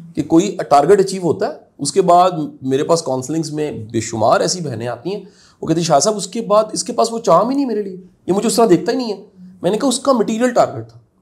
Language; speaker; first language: Urdu; non-native, local second language; Punjabi